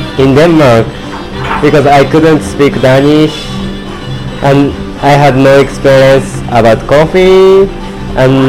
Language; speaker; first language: English; non-native, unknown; Japanese